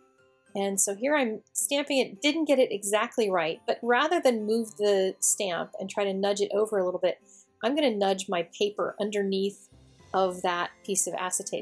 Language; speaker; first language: English; native; English